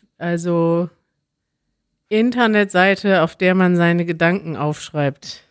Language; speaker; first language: German; native; German